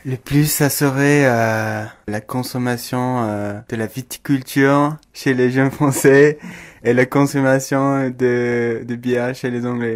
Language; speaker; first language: French; non-native, fluent; English